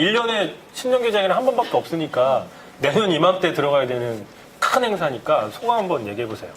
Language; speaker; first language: Korean; native; Korean